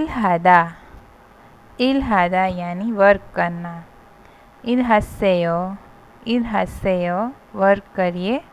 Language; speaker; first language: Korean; non-native, fluent; Hindi